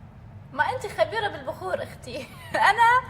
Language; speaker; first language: Arabic; native; Arabic